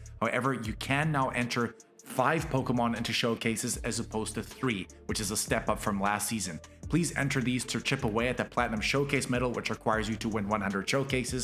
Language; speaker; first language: English; native; English